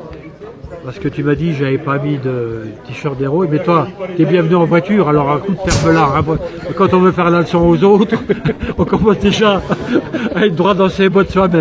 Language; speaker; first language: French; native; French